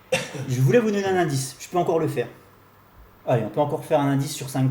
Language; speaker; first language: French; native; French